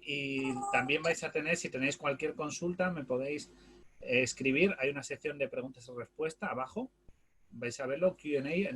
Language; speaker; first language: Spanish; native; Spanish